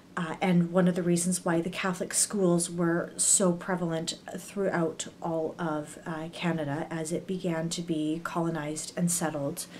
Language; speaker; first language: English; native; English